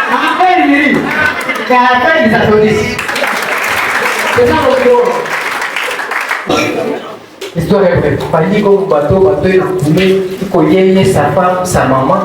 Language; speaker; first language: French; non-native, local second language; Swahili